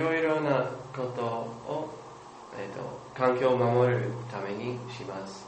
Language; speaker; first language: Japanese; non-native, learner; English